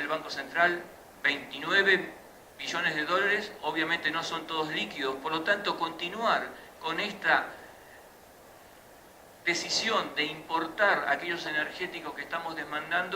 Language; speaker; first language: Spanish; native; Spanish